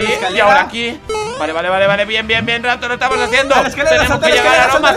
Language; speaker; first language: Spanish; native; Spanish